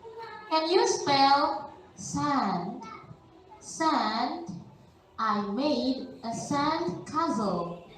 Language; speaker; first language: English; non-native, fluent; Indonesian